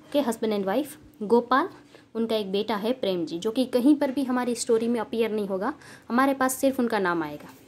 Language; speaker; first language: Hindi; non-native, local second language; Gujarati